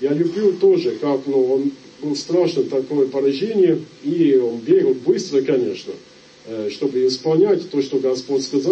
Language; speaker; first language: Russian; non-native, fluent; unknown